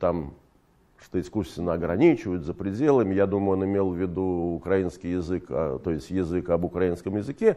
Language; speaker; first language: Russian; native; Russian